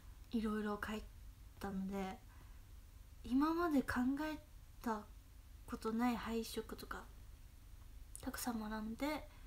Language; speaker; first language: Japanese; non-native, fluent; Chinese